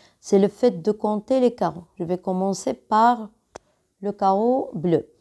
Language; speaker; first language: French; non-native, local second language; Arabic